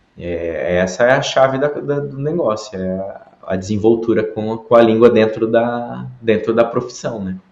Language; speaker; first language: Portuguese; native; Portuguese